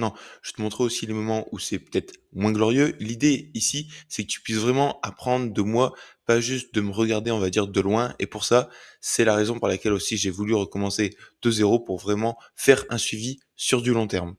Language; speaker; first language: French; native; French